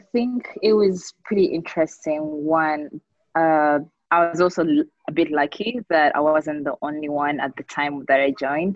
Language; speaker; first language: English; non-native, local second language; Ganda